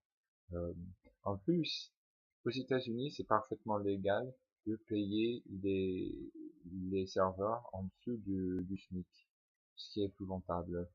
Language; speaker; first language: French; non-native, fluent; English